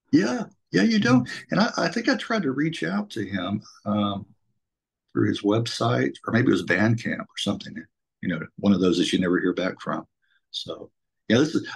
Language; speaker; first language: English; native; English